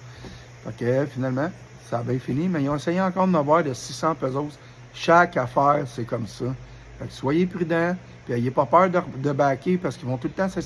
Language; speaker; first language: French; native; French